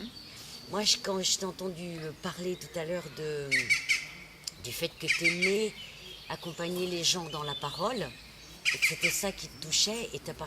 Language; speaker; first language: French; native; French